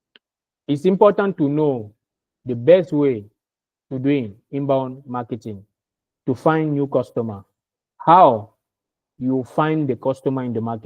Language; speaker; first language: English; non-native, learner; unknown